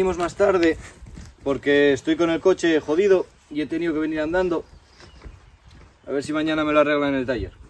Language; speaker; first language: Spanish; native; Spanish